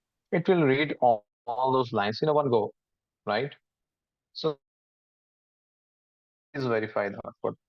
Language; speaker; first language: English; non-native, local second language; Hindi